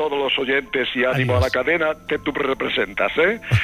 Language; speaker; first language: Spanish; native; Spanish